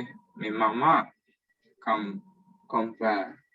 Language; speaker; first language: Spanish; non-native, learner; English